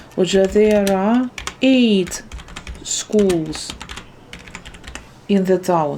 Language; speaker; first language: English; non-native, fluent; Ukrainian